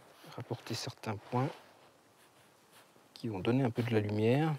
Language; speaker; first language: French; native; French